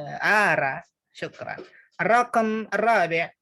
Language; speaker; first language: Arabic; non-native, fluent; Indonesian